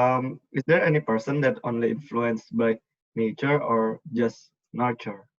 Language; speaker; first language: English; non-native, learner; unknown